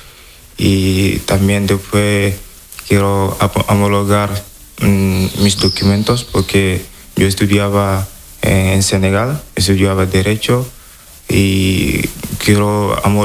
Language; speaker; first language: Spanish; non-native, learner; Wolof